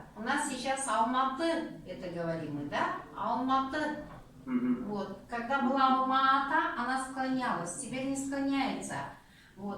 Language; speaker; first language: Russian; non-native, local second language; Kazakh